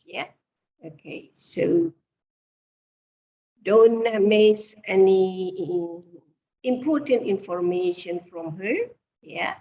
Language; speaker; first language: English; non-native, fluent; Indonesian